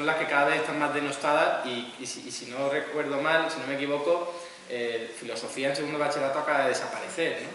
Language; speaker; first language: Spanish; native; Spanish